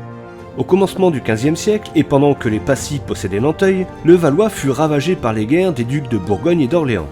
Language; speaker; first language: French; native; French